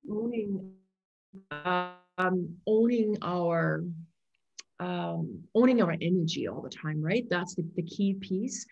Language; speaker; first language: English; non-native, fluent; German